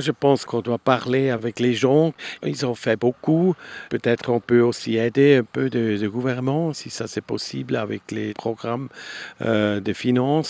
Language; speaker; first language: French; non-native, local second language; German